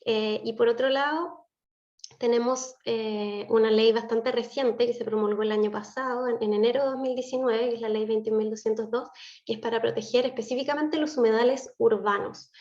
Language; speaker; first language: Spanish; native; Spanish